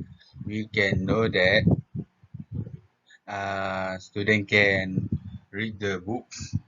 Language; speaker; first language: English; non-native, local second language; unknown